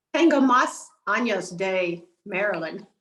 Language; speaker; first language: Spanish; non-native, learner; English